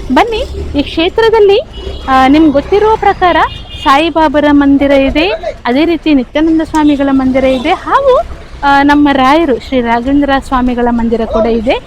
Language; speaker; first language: Kannada; non-native, local second language; Konkani